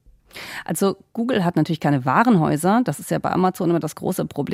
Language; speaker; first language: German; native; German